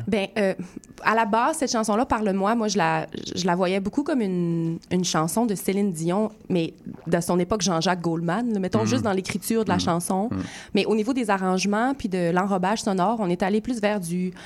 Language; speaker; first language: French; native; French